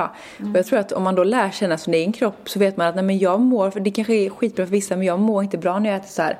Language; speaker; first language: Swedish; native; Swedish